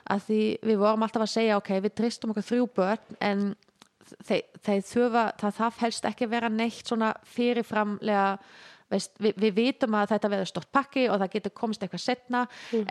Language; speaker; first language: Icelandic; non-native, fluent; German